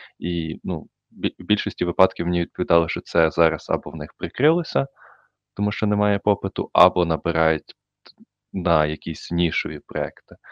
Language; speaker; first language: Ukrainian; native; Ukrainian